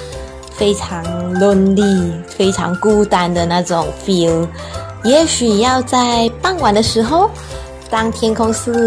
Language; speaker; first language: Chinese; native; Chinese